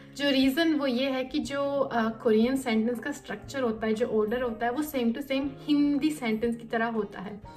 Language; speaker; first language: Hindi; native; Hindi